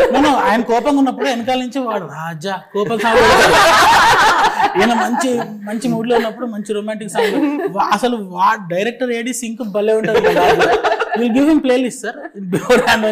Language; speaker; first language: Telugu; native; Telugu